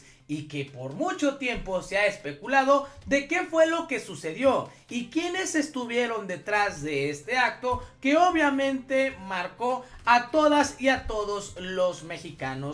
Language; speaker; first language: Spanish; native; Spanish